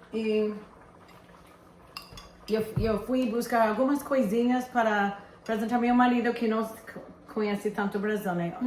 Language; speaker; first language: Portuguese; non-native, fluent; English